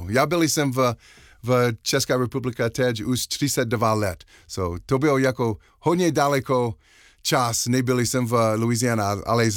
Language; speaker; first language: Czech; non-native, fluent; English